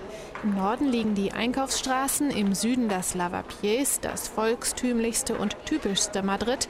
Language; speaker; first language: German; native; German